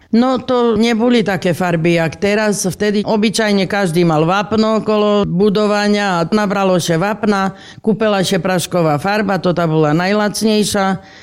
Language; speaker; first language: Slovak; native; Slovak